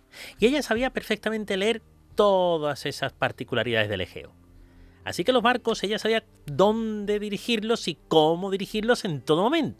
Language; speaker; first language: Spanish; native; Spanish